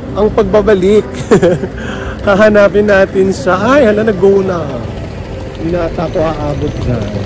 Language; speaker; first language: Filipino; native; Filipino